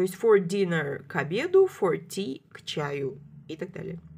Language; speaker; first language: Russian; native; Russian